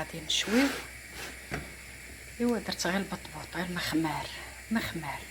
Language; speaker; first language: Arabic; native; Arabic